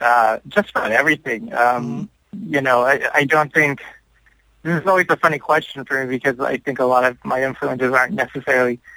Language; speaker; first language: English; native; English